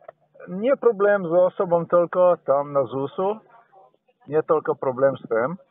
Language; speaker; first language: Polish; non-native, learner; Slovenian